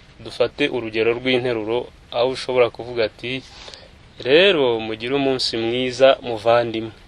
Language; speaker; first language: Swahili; non-native, local second language; Kinyarwanda